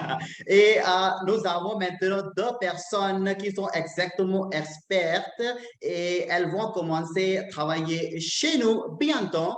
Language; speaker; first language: French; non-native, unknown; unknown